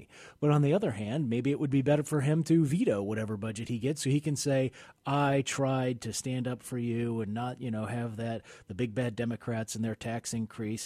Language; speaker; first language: English; native; English